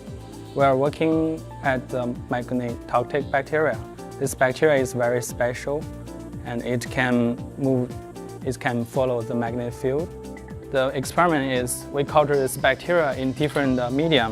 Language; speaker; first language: English; non-native, learner; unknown